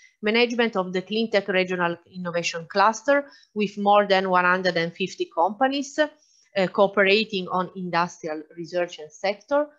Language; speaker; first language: English; non-native, fluent; Italian